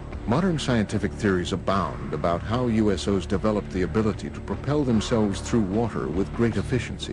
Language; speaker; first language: English; native; English